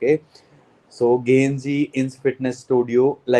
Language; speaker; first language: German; non-native, fluent; Hindi